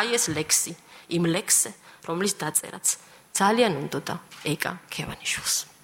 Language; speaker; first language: Georgian; native; Georgian